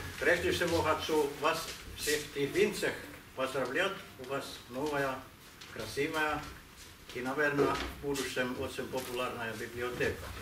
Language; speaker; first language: Russian; non-native, fluent; Finnish